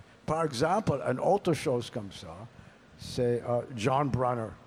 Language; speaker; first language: French; non-native, learner; English